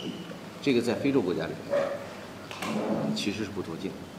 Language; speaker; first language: Chinese; native; Chinese